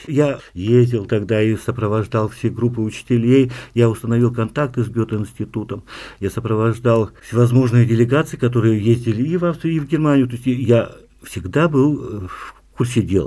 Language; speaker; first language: Russian; non-native, local second language; Yakut